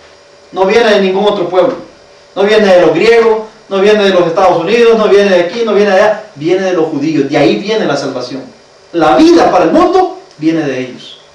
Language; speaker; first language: Spanish; native; Spanish